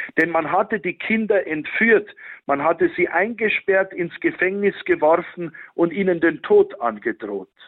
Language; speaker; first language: German; native; German